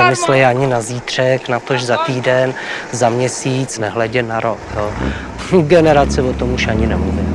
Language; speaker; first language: Czech; native; Czech